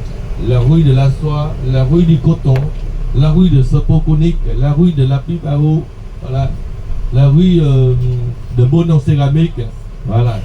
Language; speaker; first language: French; non-native, fluent; Vietnamese